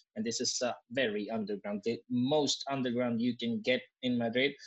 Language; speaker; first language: English; non-native, fluent; Spanish